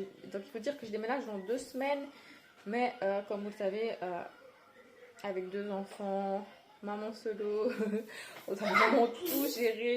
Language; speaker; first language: French; native; French